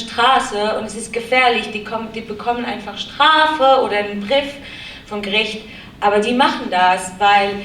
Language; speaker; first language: German; non-native, learner; Kurdish